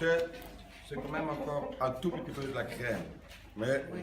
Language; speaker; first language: French; non-native, local second language; Dutch